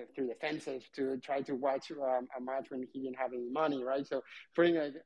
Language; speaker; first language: English; non-native, fluent; Spanish